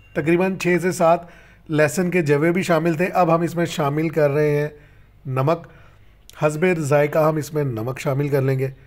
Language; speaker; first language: Urdu; native; Urdu